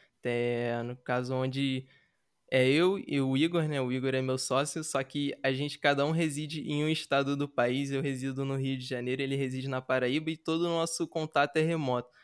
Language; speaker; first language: Portuguese; native; Portuguese